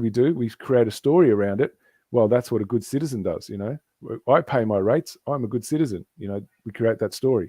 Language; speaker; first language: English; native; English